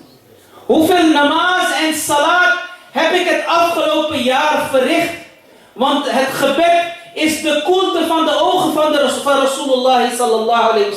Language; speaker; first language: Dutch; early bilingual, other home language; Urdu